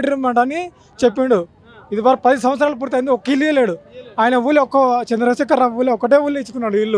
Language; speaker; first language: Telugu; native; Telugu